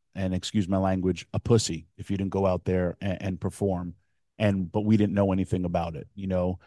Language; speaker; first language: English; native; English